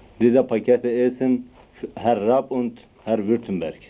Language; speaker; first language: German; non-native, learner; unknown